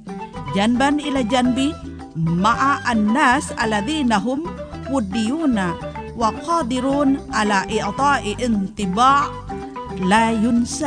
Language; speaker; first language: Arabic; non-native, fluent; Indonesian